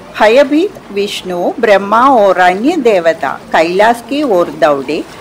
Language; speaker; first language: Hindi; non-native, local second language; Malayalam